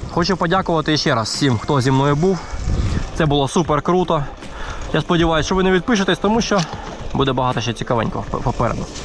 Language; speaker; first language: Ukrainian; non-native, local second language; Russian